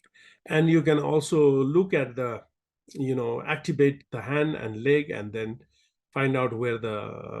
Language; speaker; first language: English; non-native, local second language; Nepali